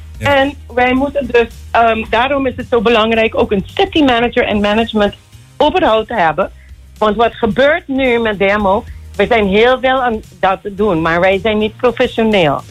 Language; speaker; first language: Dutch; non-native, local second language; Papiamento